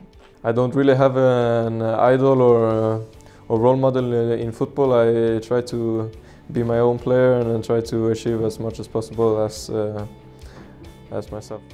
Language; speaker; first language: English; non-native, fluent; Swedish